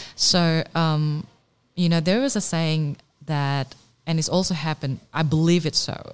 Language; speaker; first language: English; non-native, fluent; Indonesian